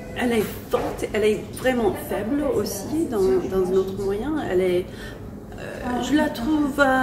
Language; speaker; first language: French; non-native, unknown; English